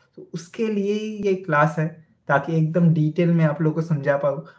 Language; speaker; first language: Hindi; non-native, local second language; Bangla